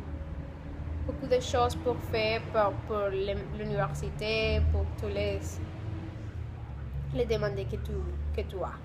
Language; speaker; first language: French; non-native, learner; Spanish